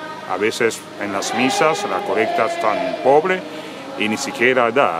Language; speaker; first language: Spanish; non-native, fluent; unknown